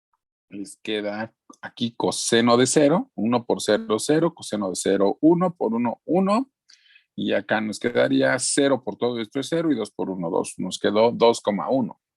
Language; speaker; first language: Spanish; native; Spanish